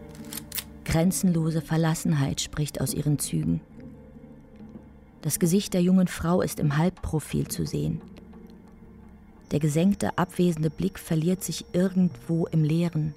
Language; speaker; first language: German; native; German